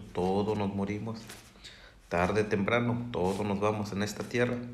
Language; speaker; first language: Spanish; non-native, local second language; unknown